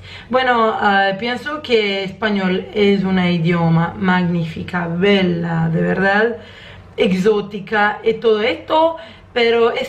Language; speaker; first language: Spanish; non-native, fluent; Croatian